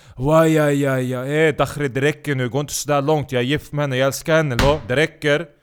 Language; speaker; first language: Swedish; early bilingual, other home language; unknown